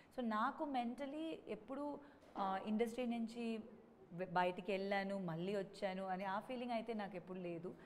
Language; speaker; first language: Telugu; non-native, local second language; Tamil